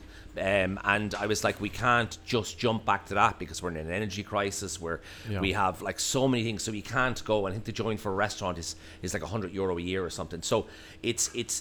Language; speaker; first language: English; native; English